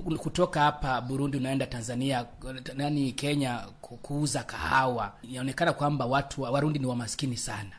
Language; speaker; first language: Swahili; non-native, local second language; Rundi